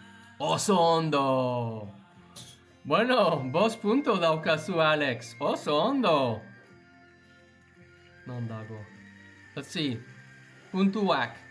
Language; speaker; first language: Basque; non-native, learner; English